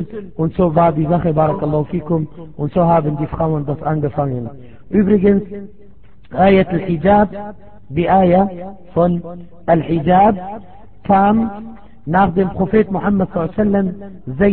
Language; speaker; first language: German; non-native, fluent; Arabic